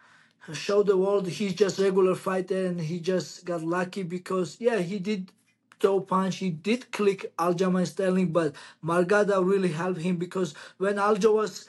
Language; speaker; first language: English; non-native, learner; Georgian